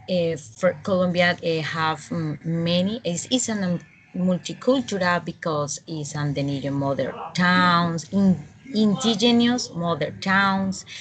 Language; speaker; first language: English; non-native, learner; Spanish